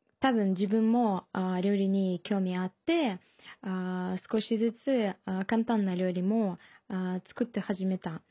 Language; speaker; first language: Japanese; non-native, learner; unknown